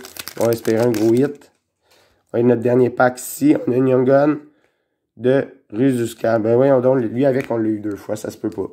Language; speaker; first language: French; native; French